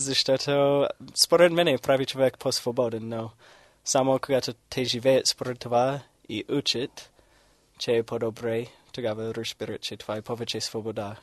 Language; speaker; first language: Bulgarian; non-native, fluent; English